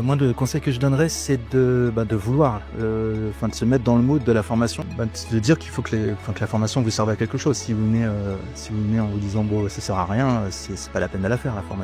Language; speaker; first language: French; native; French